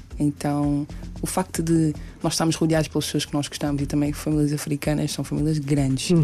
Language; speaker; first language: Portuguese; early bilingual, other home language; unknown